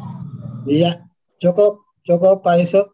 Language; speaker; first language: Indonesian; native; Indonesian